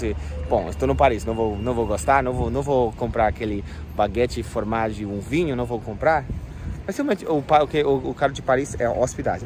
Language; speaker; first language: Portuguese; non-native, fluent; English